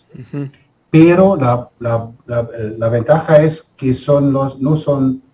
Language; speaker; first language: Spanish; non-native, fluent; German